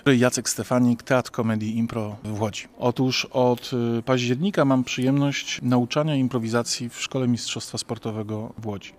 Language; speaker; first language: Polish; native; Polish